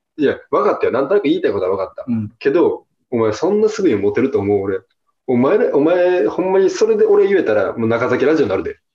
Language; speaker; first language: Japanese; native; Japanese